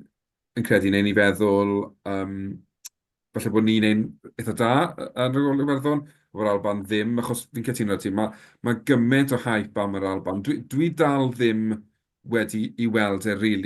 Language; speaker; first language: Welsh; native; Welsh